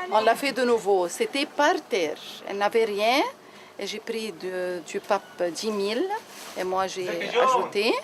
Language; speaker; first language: French; non-native, learner; Arabic